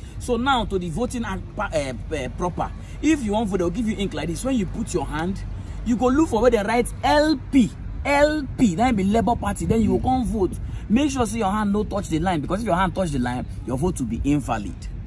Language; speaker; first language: Nigerian Pidgin; non-native, local second language; Yoruba